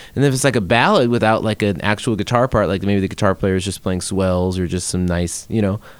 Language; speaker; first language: English; native; English